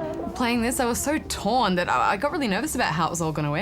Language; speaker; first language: English; native; English